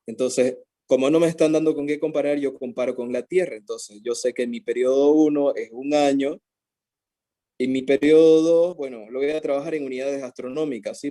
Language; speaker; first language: Spanish; native; Spanish